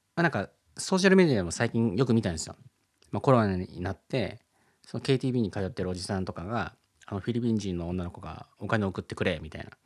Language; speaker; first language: Japanese; native; Japanese